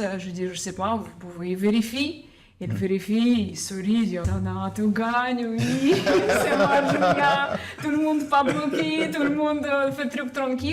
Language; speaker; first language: French; non-native, learner; Ukrainian